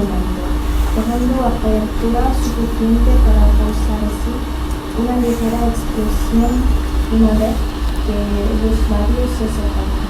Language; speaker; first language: Spanish; non-native, learner; Korean